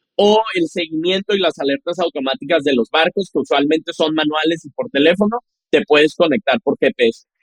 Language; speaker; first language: Spanish; native; Spanish